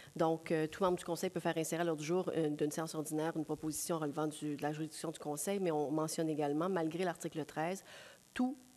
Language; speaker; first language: French; native; French